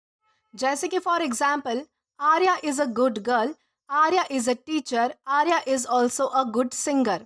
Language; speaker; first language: Hindi; native; Hindi